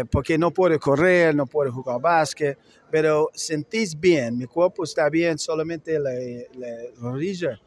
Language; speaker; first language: Spanish; non-native, learner; English